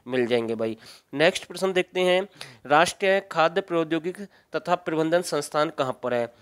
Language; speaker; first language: Hindi; native; Hindi